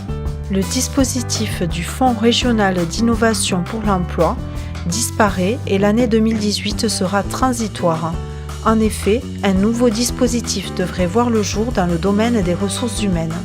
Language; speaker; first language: French; native; French